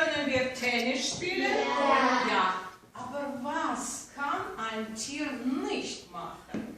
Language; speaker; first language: German; non-native, fluent; Russian